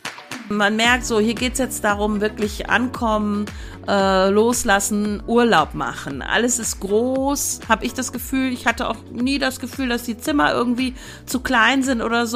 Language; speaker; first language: German; native; German